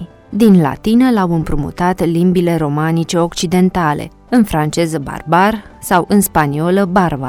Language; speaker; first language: Romanian; native; Romanian